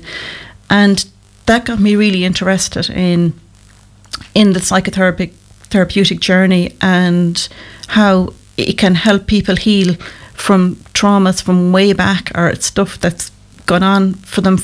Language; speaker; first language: English; native; English